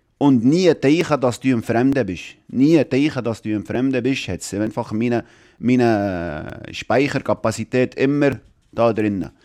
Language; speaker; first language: German; non-native, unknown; Arabic